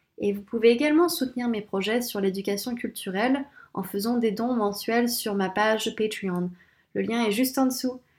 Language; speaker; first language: French; native; French